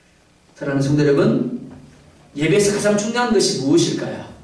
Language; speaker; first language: Korean; native; Korean